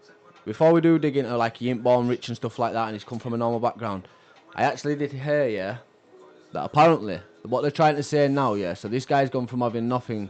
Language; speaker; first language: English; native; English